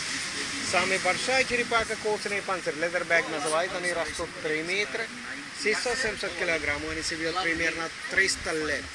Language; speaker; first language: Russian; non-native, learner; Sinhala